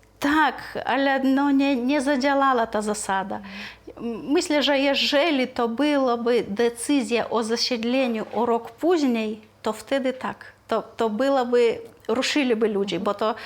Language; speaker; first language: Polish; non-native, fluent; Lithuanian